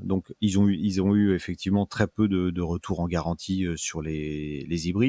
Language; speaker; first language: French; native; French